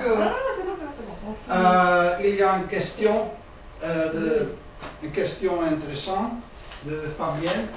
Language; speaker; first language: French; non-native, learner; Dutch